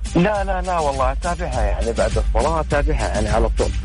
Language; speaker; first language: Arabic; native; Arabic